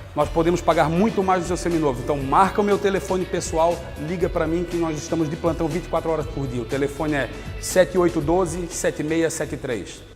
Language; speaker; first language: Portuguese; native; Portuguese